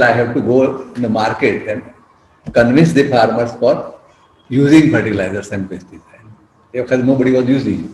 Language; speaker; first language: English; non-native, local second language; Gujarati